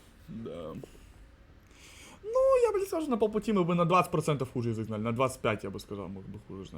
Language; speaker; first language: Russian; native; Russian